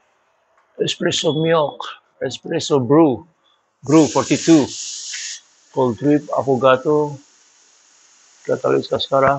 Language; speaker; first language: English; non-native, learner; Indonesian